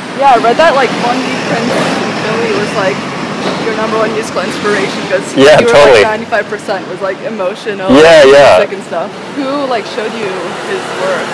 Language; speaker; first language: English; non-native, local second language; Cantonese